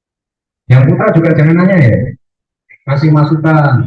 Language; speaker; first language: Indonesian; native; Indonesian